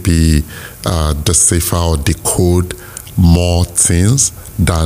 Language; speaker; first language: English; non-native, local second language; Yoruba